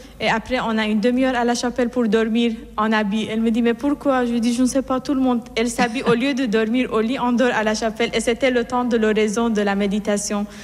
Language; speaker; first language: French; non-native, fluent; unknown